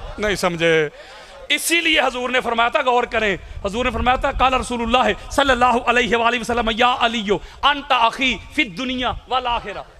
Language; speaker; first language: Urdu; non-native, local second language; Punjabi